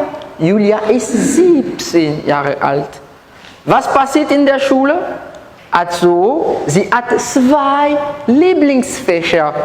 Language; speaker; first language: German; non-native, learner; French